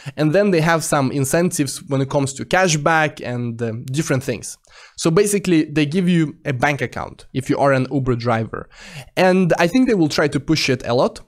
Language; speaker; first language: English; non-native, fluent; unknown